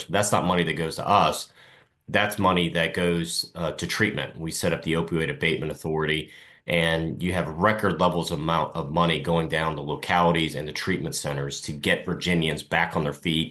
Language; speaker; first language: English; native; English